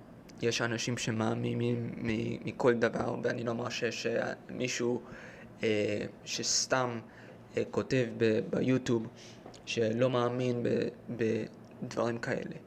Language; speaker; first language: Hebrew; early bilingual, heritage; Hebrew